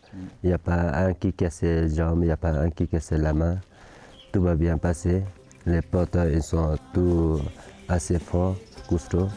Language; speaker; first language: French; non-native, learner; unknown